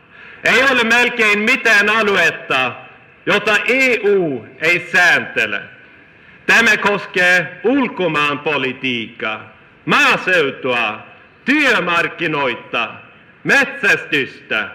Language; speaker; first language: Finnish; non-native, fluent; Swedish